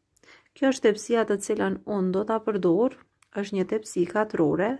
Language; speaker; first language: Albanian; native; Albanian